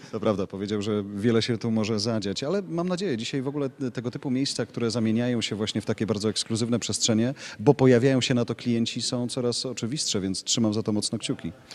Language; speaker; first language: Polish; native; Polish